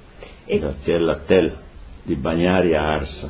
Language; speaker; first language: Italian; non-native, local second language; Friulian